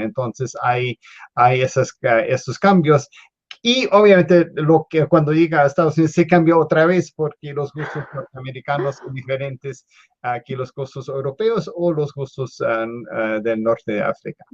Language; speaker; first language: Spanish; non-native, fluent; English